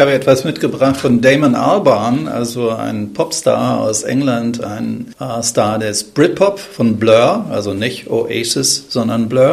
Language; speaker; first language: German; native; German